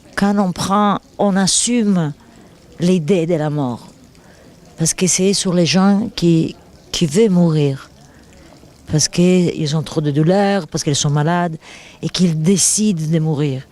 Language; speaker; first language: French; non-native, fluent; Italian